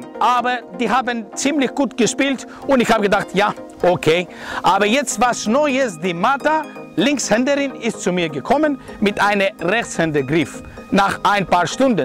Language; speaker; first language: German; non-native, fluent; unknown